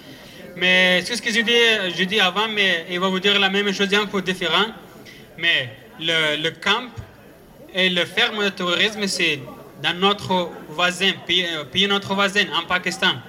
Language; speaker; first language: French; non-native, learner; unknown